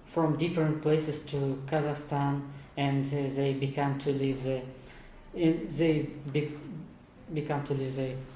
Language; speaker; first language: English; non-native, learner; Kazakh